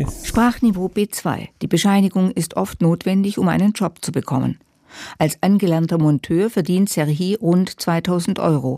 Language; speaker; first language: German; native; German